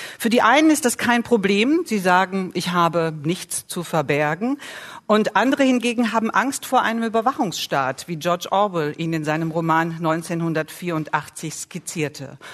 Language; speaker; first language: German; native; German